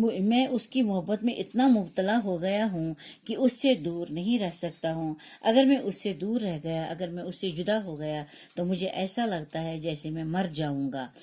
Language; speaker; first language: Urdu; non-native, local second language; Kashmiri